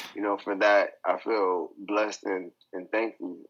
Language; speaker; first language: English; native; English